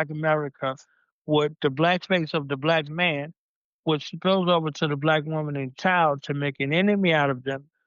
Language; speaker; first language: English; native; English